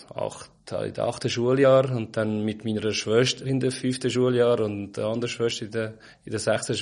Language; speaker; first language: German; non-native, fluent; Portuguese